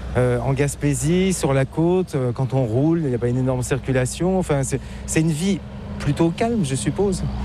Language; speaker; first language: French; native; French